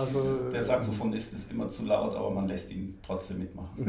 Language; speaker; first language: German; native; German